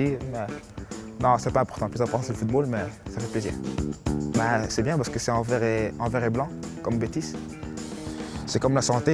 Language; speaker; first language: French; early bilingual, other home language; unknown